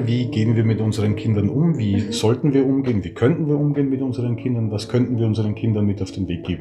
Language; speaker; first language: German; native; German